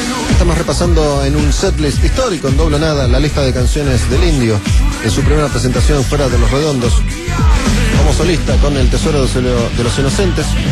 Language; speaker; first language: Spanish; native; Spanish